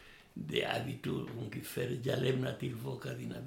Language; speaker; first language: Swedish; non-native, learner; Spanish